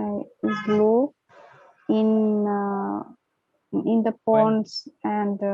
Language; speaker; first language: English; non-native, learner; Bangla